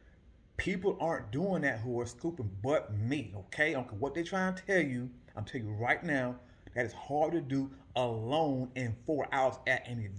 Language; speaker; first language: English; native; English